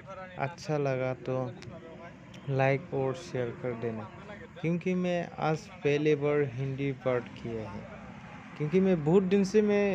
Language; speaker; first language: Hindi; non-native, local second language; Bodo